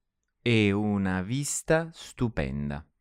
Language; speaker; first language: Italian; non-native, learner; English